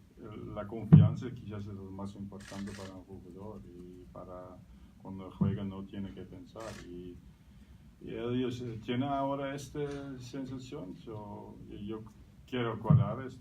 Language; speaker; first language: Spanish; non-native, learner; Dutch